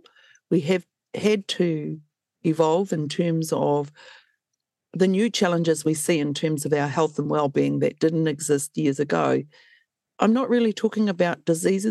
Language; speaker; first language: English; native; English